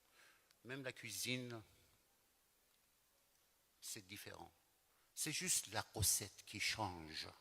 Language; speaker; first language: French; non-native, fluent; Persian